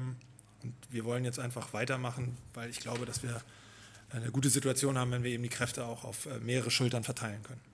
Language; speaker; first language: German; native; German